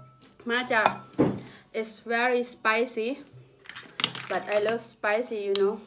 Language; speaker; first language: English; non-native, learner; Thai